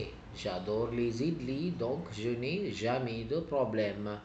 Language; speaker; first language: French; non-native, fluent; Tamil